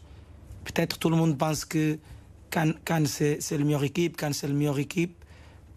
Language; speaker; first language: French; non-native, fluent; Portuguese